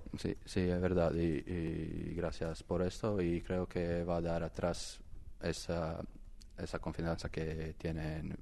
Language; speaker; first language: Spanish; non-native, learner; Croatian